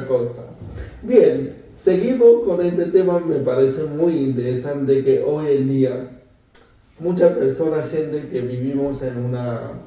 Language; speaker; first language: Spanish; non-native, fluent; Chinese